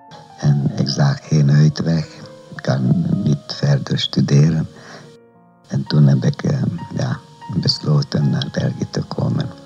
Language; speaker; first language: Dutch; non-native, fluent; Hungarian